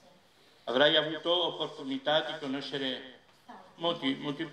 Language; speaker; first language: Italian; non-native, fluent; Catalan